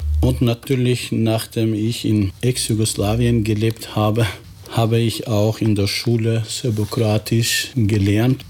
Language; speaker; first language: German; non-native, fluent; Albanian